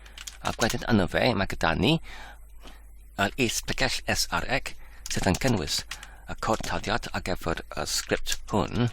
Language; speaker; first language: Welsh; non-native, fluent; English